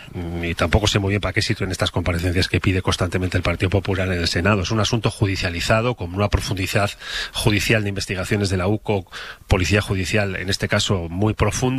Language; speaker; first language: Spanish; native; Spanish